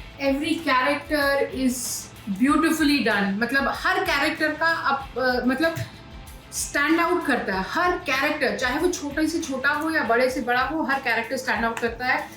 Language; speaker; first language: Hindi; native; Hindi